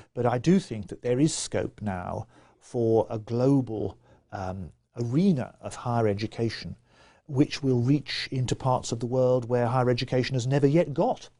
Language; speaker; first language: English; native; English